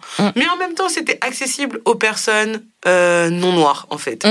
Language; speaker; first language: French; native; French